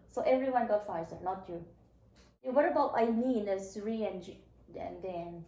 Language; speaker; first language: English; non-native, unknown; Thai